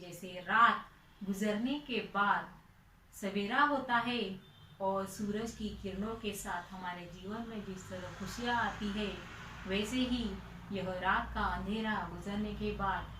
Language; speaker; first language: Hindi; non-native, local second language; Marathi